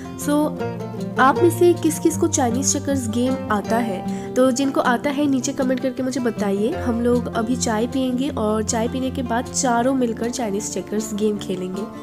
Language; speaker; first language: Hindi; non-native, local second language; Bangla